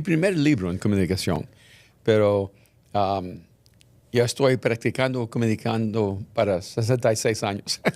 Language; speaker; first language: Spanish; early bilingual, heritage; English